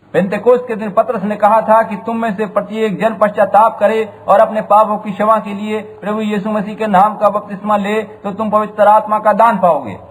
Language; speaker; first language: Hindi; native; Hindi